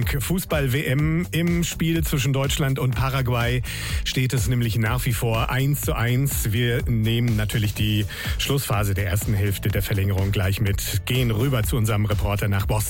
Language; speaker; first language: German; native; German